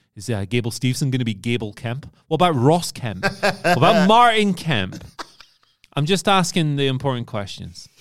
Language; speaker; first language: English; native; English